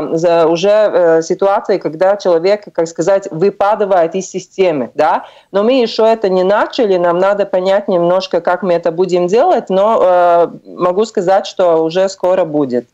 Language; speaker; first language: Russian; non-native, local second language; Latvian